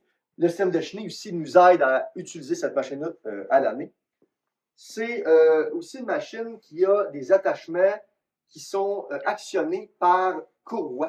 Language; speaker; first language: French; native; French